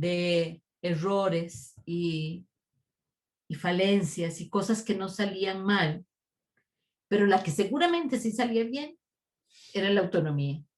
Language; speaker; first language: Spanish; native; Spanish